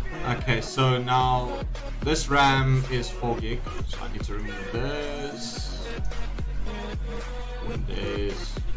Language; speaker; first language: English; non-native, local second language; Afrikaans